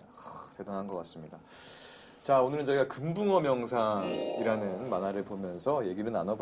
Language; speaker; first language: Korean; native; Korean